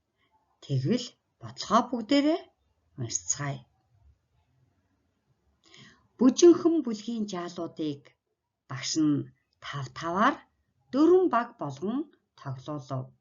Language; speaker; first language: Mongolian; native; Mongolian